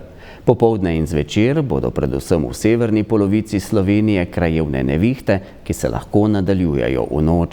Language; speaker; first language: Slovenian; native; Slovenian